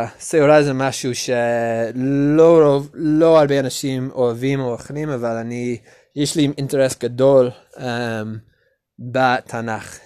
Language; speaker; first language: Hebrew; non-native, learner; English